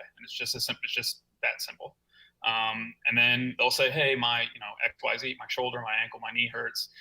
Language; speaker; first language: English; native; English